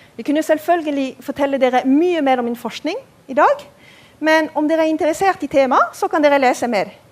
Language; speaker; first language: Norwegian; non-native, fluent; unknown